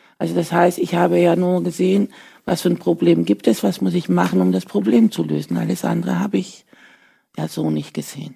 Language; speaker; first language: German; early bilingual, other home language; Turkish